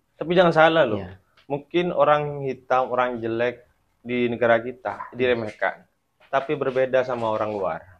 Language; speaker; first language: Indonesian; native; Indonesian